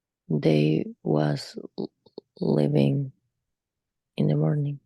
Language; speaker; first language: English; non-native, learner; Spanish